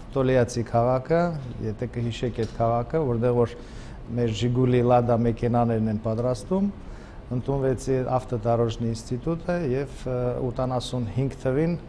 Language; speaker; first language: Armenian; native; Armenian